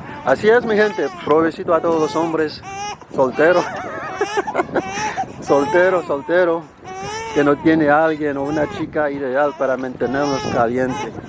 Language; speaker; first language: Spanish; non-native, learner; Haitian Creole